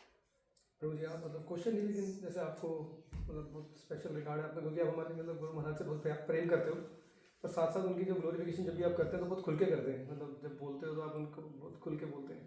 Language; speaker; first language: Hindi; native; Hindi